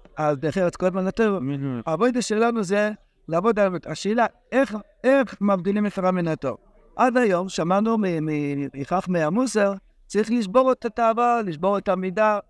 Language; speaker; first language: Hebrew; non-native, fluent; English